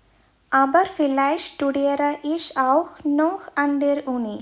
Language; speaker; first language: German; non-native, fluent; Malayalam